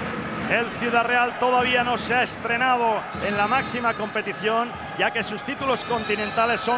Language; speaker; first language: Spanish; native; Spanish